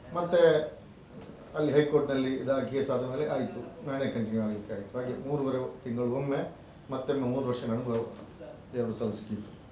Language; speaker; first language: Kannada; non-native, local second language; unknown